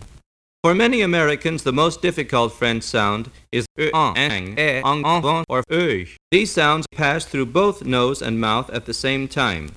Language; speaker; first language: English; native; English